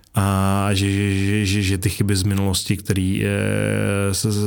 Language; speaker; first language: Czech; native; Czech